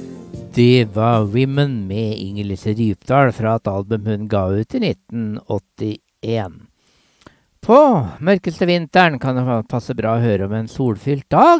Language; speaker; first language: Norwegian; native; Norwegian